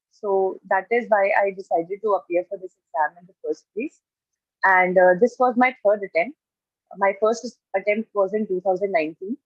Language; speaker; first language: English; non-native, local second language; Hindi